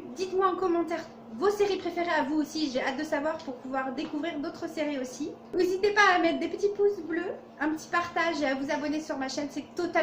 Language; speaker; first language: French; native; French